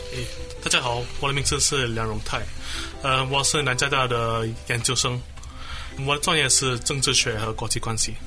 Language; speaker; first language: Chinese; non-native, local second language; English